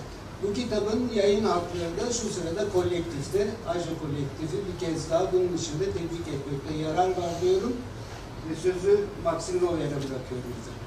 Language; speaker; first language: Turkish; native; Turkish